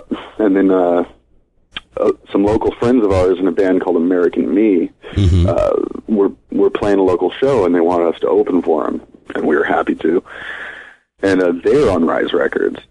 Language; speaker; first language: English; native; English